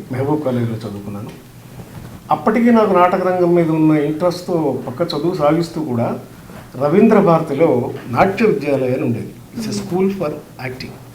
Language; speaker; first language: Telugu; native; Telugu